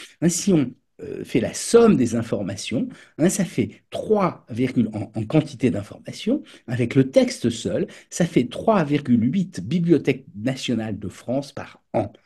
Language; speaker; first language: French; native; French